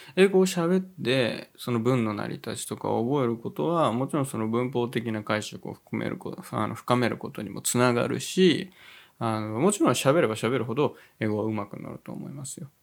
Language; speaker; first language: Japanese; native; Japanese